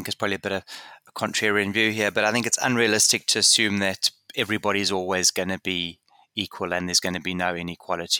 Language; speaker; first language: English; native; English